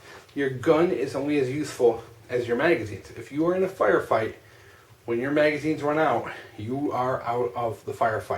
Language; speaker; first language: English; native; English